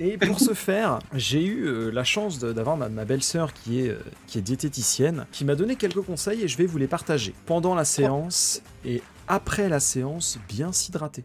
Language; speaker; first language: French; native; French